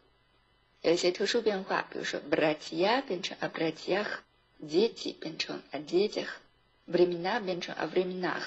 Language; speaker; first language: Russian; non-native, fluent; Chinese